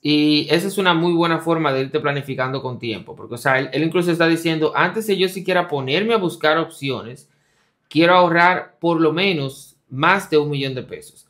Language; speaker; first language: Spanish; native; Spanish